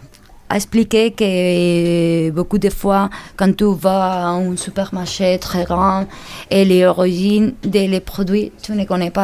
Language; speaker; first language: French; non-native, learner; Spanish